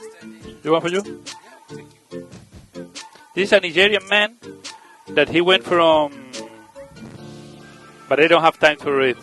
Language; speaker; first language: English; non-native, learner; Spanish